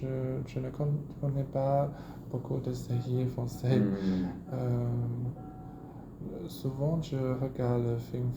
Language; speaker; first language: French; non-native, learner; Chinese